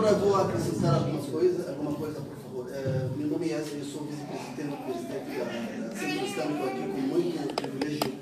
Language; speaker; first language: Portuguese; non-native, fluent; Arabic